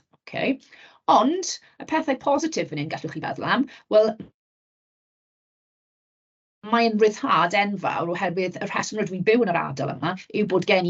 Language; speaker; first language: Welsh; native; Welsh